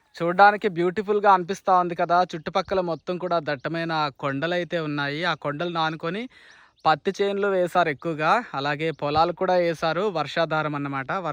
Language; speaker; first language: Telugu; native; Telugu